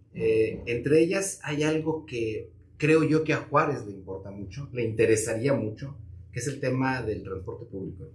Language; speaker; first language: Spanish; native; Spanish